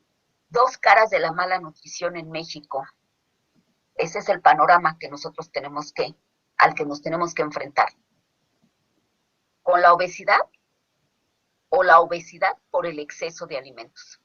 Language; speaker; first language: Spanish; native; Spanish